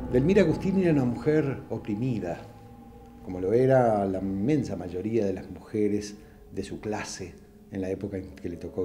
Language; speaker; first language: Spanish; native; Spanish